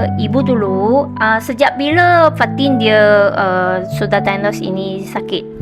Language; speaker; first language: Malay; non-native, local second language; Chinese